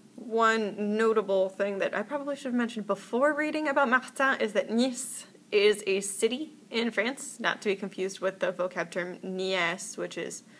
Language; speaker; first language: English; native; English